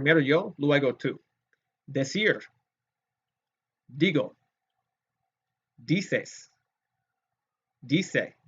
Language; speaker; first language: Spanish; non-native, fluent; English